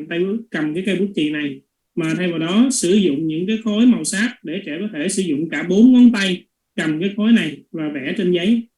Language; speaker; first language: Vietnamese; native; Vietnamese